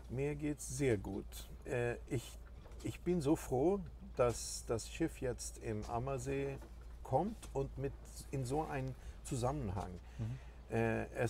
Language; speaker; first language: German; non-native, fluent; Swedish